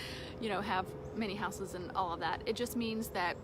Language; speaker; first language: English; native; English